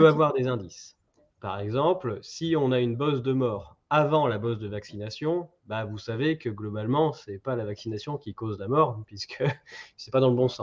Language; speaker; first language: French; native; French